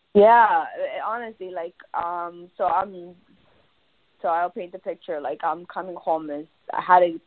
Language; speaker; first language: English; early bilingual, other home language; Spanish